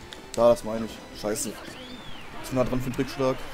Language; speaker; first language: German; native; German